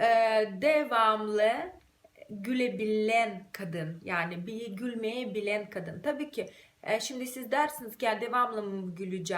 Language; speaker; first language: Turkish; non-native, fluent; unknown